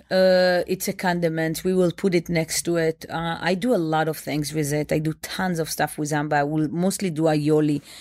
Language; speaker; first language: English; non-native, fluent; Hebrew